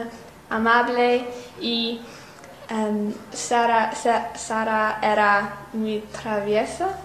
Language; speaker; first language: Spanish; non-native, learner; English